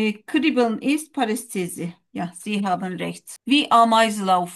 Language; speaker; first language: German; non-native, learner; Turkish